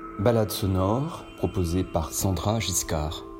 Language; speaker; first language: French; native; French